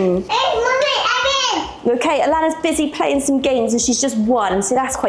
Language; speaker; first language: English; native; English